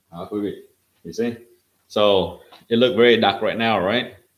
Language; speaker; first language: English; early bilingual, other home language; Vietnamese